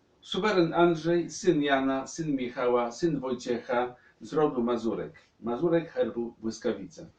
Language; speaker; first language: Polish; native; Polish